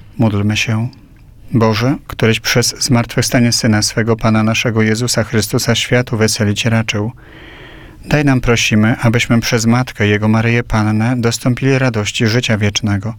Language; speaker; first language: Polish; native; Polish